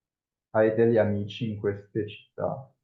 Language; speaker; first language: Italian; non-native, fluent; Spanish